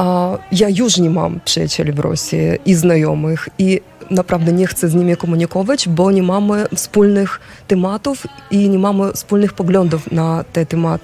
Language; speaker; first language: Polish; non-native, fluent; Ukrainian